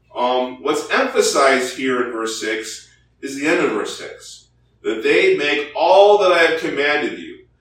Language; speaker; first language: English; early bilingual, other home language; Korean